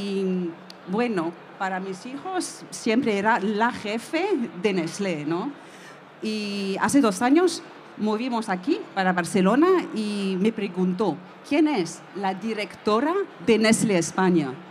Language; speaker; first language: Spanish; non-native, fluent; French